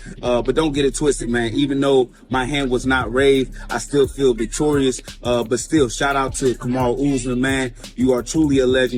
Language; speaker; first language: English; native; English